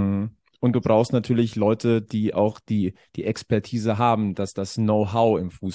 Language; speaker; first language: German; native; German